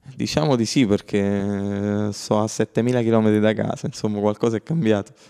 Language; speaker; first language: Italian; native; Italian